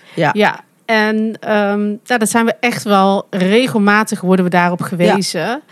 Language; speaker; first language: Dutch; native; Dutch